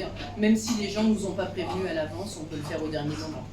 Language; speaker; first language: French; native; French